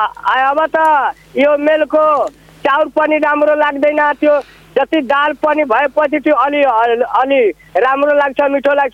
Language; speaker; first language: Nepali; non-native, local second language; Bhojpuri